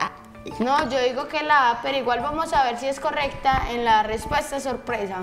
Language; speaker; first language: Spanish; native; Spanish